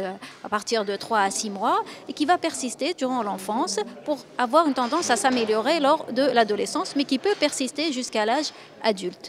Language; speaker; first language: French; non-native, local second language; Arabic